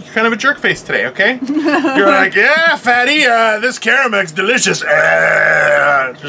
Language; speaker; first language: English; native; English